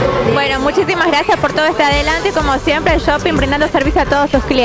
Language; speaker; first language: Spanish; native; Spanish